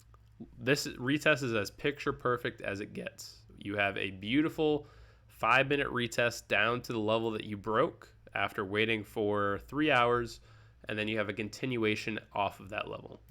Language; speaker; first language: English; native; English